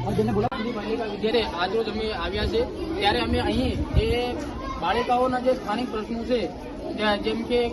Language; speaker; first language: Gujarati; native; Gujarati